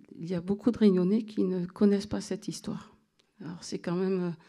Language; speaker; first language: French; native; French